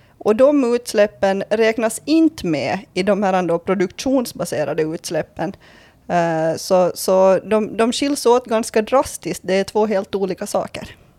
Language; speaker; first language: Swedish; native; Swedish